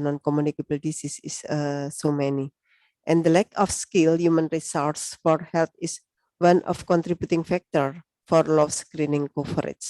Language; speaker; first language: English; non-native, learner; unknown